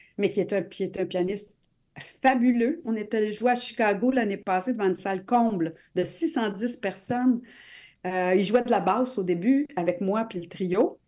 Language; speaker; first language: French; non-native, local second language; English